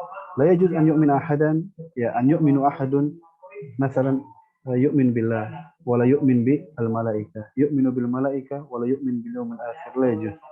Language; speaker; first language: Arabic; non-native, fluent; Indonesian